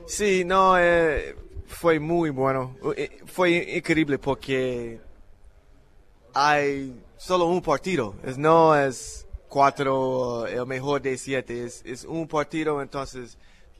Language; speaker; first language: Spanish; non-native, learner; English